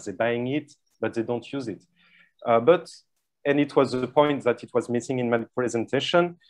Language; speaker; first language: English; non-native, fluent; French